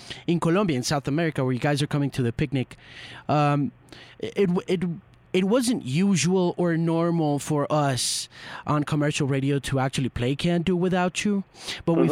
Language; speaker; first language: English; non-native, fluent; Spanish